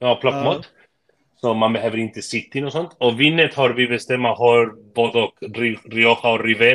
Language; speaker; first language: Swedish; early bilingual, heritage; Spanish